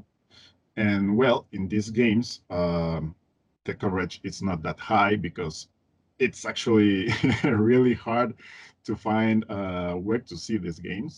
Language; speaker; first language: English; non-native, fluent; Spanish